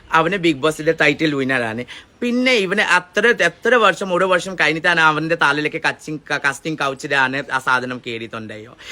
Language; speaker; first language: Malayalam; non-native, fluent; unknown